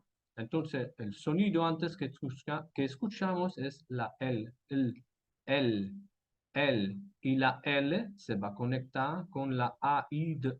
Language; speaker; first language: Spanish; non-native, fluent; French